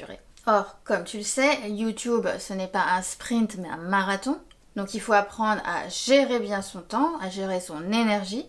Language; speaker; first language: French; native; French